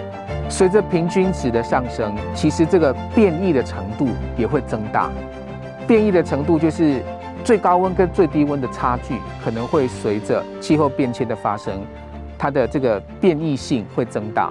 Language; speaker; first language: Chinese; native; Chinese